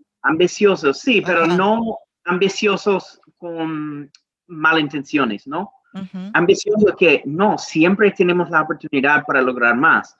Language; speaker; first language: Spanish; non-native, learner; English